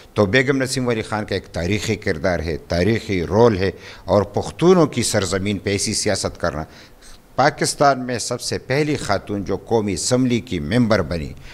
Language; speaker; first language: Urdu; non-native, local second language; Pashto